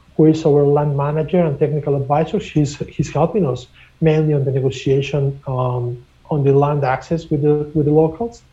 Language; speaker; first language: English; non-native, fluent; Spanish